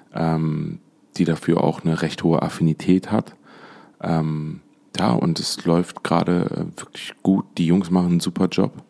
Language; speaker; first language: German; native; German